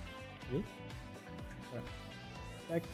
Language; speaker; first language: French; native; French